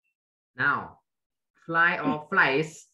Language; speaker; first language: English; non-native, fluent; Vietnamese